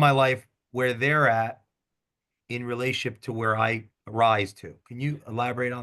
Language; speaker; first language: English; native; English